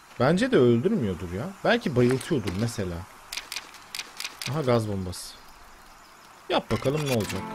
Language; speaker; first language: Turkish; native; Turkish